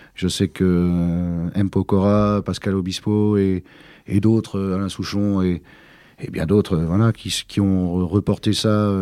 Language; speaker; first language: French; native; French